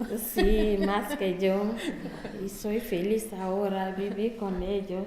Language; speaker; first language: Spanish; non-native, learner; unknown